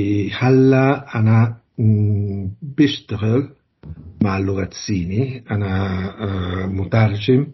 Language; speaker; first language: Arabic; non-native, learner; Italian